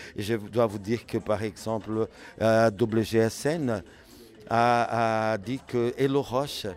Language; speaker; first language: French; non-native, fluent; Portuguese